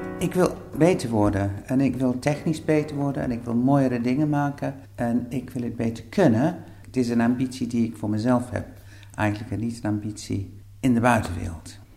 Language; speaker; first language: Dutch; non-native, fluent; English